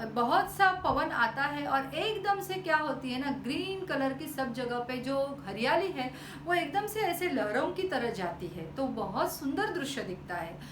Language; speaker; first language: Hindi; non-native, local second language; Marathi